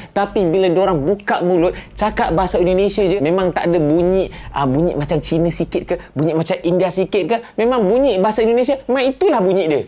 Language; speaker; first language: Malay; native; Malay